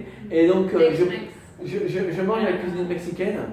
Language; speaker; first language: French; non-native, fluent; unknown